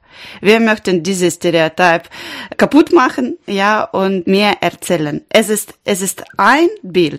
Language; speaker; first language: German; non-native, learner; Ukrainian